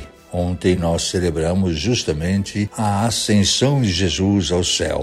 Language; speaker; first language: Portuguese; native; Portuguese